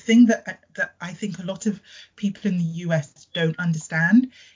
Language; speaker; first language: English; native; English